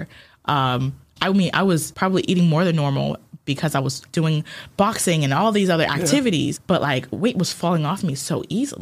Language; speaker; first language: English; early bilingual, other home language; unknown